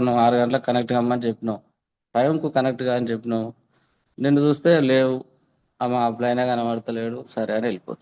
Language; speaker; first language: Telugu; native; Telugu